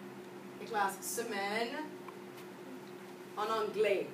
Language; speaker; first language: French; non-native, fluent; English